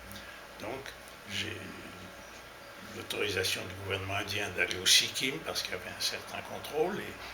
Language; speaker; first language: French; native; French